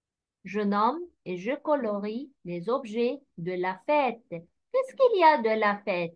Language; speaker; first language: French; non-native, fluent; Arabic